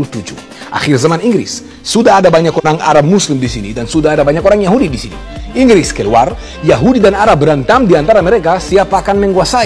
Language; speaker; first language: Indonesian; non-native, fluent; Hebrew